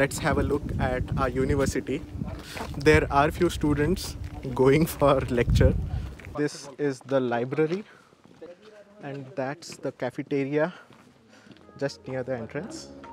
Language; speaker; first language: English; non-native, local second language; Marathi